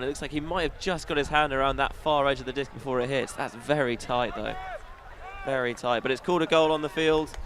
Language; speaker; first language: English; native; English